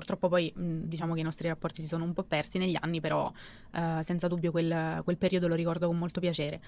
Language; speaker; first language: Italian; native; Italian